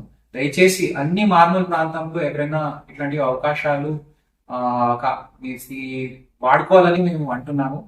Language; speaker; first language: Telugu; non-native, fluent; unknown